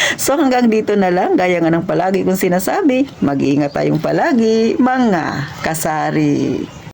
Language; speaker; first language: Filipino; non-native, local second language; Cebuano